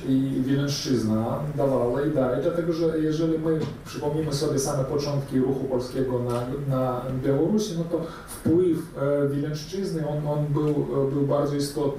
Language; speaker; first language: Polish; early bilingual, heritage; Polish